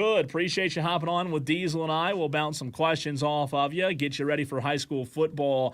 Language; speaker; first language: English; native; English